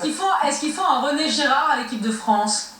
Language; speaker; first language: French; native; French